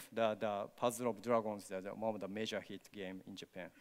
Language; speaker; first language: English; non-native, learner; Japanese